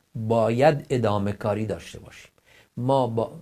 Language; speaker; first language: Persian; non-native, local second language; Kurdish